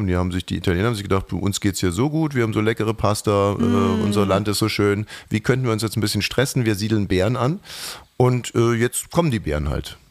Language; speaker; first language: German; native; German